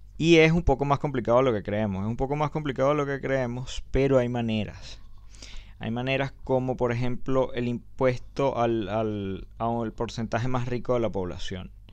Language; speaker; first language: Spanish; native; Spanish